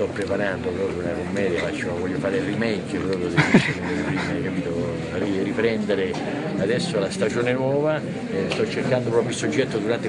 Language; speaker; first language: Italian; native; Italian